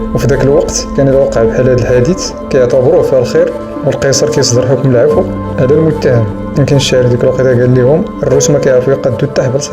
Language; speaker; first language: Arabic; native; Arabic